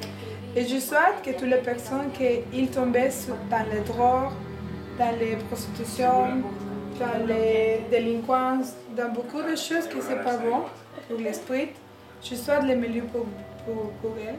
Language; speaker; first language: French; non-native, learner; Spanish